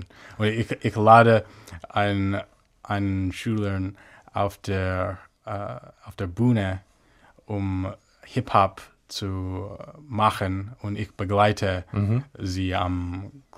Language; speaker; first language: German; non-native, fluent; English